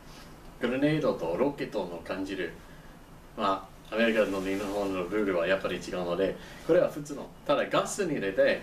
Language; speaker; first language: Japanese; non-native, learner; English